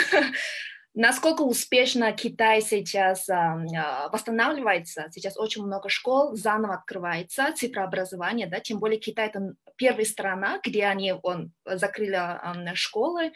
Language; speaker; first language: Russian; non-native, learner; Kyrgyz